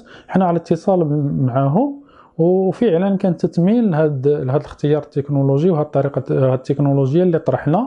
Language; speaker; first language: Arabic; native; Arabic